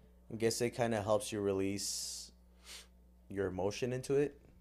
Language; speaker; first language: English; early bilingual, other home language; Spanish